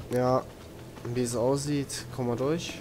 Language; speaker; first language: German; native; German